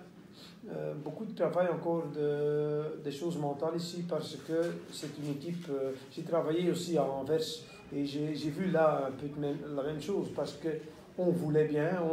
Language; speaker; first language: French; non-native, local second language; Dutch